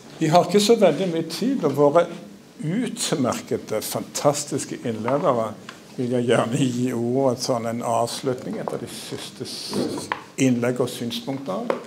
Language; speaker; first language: Norwegian; native; Norwegian